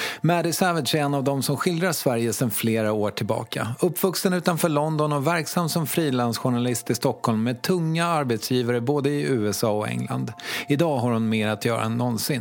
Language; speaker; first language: Swedish; native; Swedish